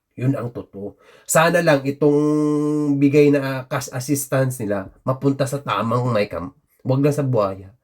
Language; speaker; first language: Filipino; native; Filipino